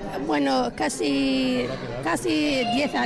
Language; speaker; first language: Spanish; non-native, learner; Arabic